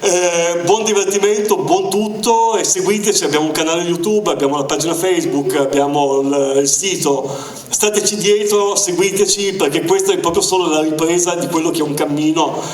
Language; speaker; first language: Italian; native; Italian